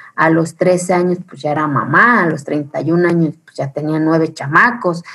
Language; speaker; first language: Spanish; early bilingual, other home language; Zapotec